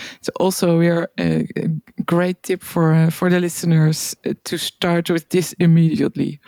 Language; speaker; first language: English; non-native, fluent; Dutch